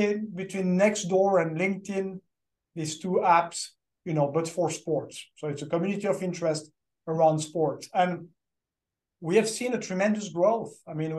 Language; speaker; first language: English; non-native, fluent; French